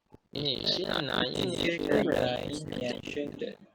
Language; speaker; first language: Chinese; non-native, learner; Malay